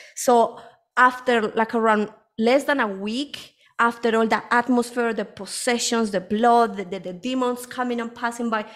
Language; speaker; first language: English; early bilingual, other home language; Spanish